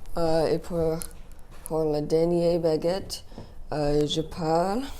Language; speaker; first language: French; non-native, learner; English